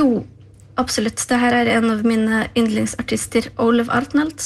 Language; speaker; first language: Norwegian; early bilingual, other home language; Icelandic